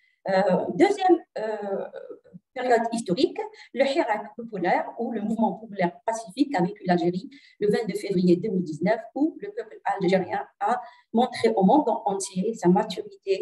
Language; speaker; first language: French; non-native, local second language; Arabic